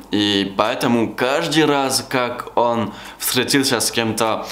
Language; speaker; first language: Russian; non-native, fluent; French